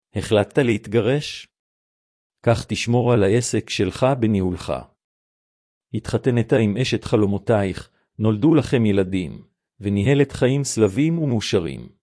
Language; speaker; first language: Hebrew; native; Hebrew